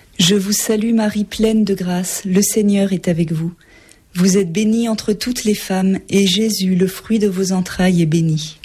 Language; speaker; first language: French; native; French